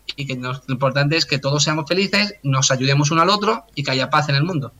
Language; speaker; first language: Spanish; native; Spanish